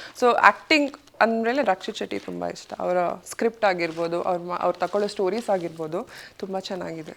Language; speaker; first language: Kannada; native; Kannada